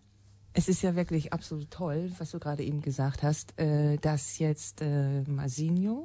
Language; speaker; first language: German; native; German